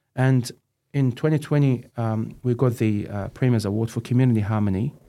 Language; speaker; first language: English; non-native, fluent; Arabic